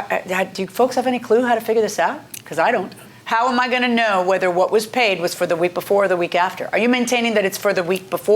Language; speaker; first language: English; native; English